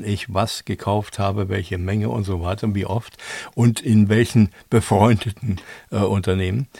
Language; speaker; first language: German; native; German